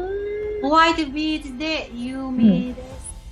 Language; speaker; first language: Japanese; non-native, local second language; Filipino